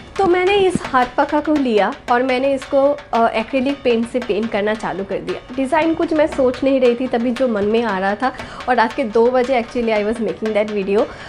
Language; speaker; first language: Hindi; non-native, local second language; Bangla